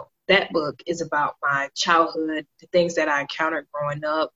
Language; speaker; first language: English; native; English